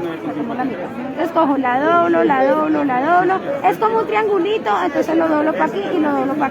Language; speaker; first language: Spanish; native; Spanish